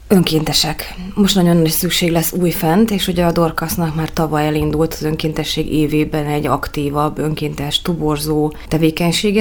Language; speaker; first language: Hungarian; native; Hungarian